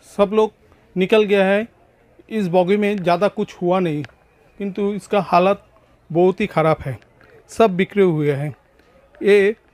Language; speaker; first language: Hindi; non-native, local second language; Odia